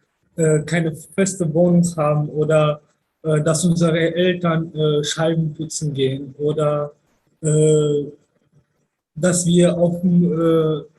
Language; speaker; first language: German; early bilingual, other home language; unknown